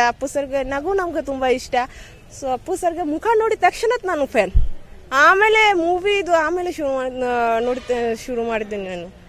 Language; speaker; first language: Kannada; non-native, local second language; Bangla